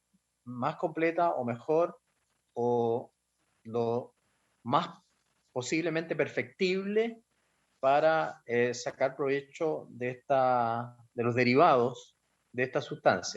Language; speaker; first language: Spanish; native; Spanish